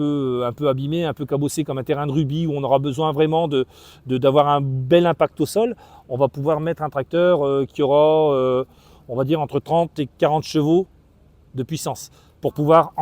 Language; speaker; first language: French; native; French